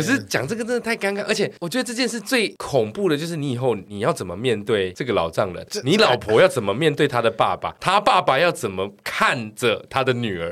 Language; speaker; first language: Chinese; native; Chinese